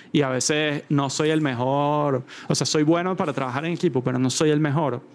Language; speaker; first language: Spanish; native; Spanish